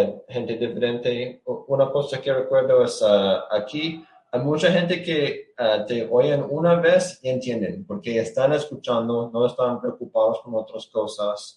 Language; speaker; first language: Spanish; non-native, learner; English